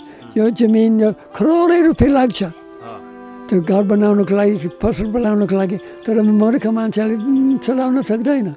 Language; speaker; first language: Nepali; non-native, learner; English